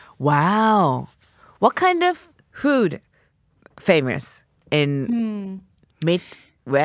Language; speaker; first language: English; non-native, learner; Japanese